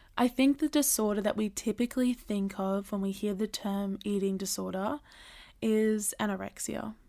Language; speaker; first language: English; native; English